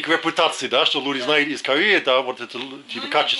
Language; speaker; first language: Russian; non-native, fluent; English